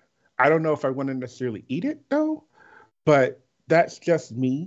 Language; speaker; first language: English; native; English